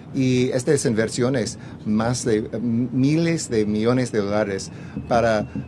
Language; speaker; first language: Spanish; early bilingual, heritage; English